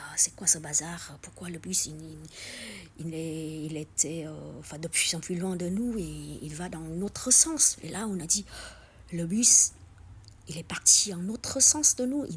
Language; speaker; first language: French; non-native, fluent; Vietnamese